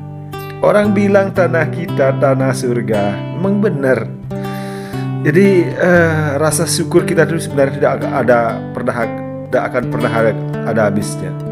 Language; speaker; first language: Indonesian; native; Indonesian